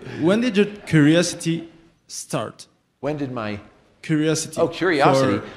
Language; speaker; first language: English; non-native, learner; Spanish